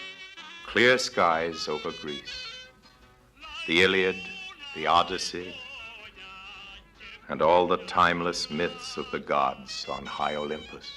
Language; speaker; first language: English; native; English